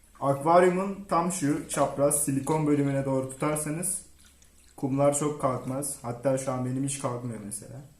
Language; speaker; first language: Turkish; native; Turkish